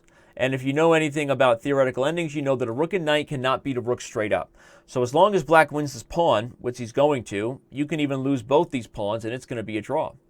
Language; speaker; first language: English; native; English